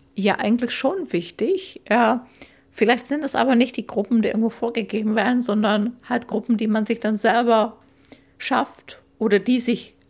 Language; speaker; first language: German; non-native, fluent; Czech